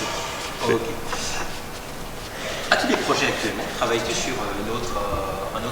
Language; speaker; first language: French; native; French